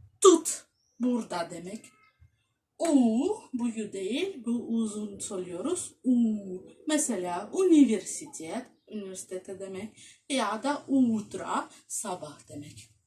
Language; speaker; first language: Turkish; non-native, fluent; Russian